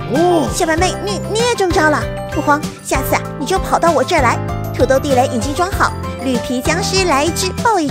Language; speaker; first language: Chinese; native; Chinese